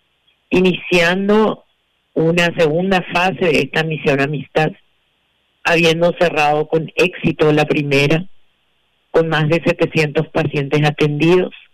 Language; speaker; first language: Spanish; native; Spanish